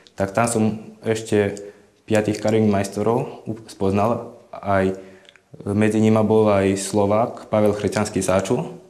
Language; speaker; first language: Slovak; native; Slovak